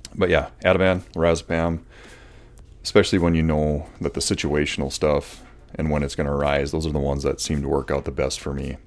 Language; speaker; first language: English; native; English